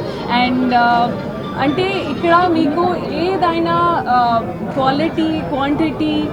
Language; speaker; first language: Telugu; non-native, fluent; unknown